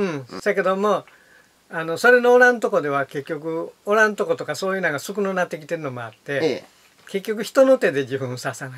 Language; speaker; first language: Japanese; native; Japanese